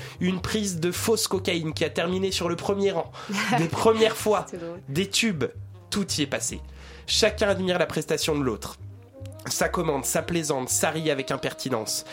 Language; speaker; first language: French; native; French